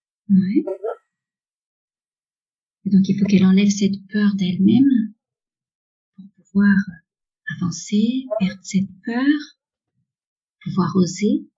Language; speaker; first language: French; native; French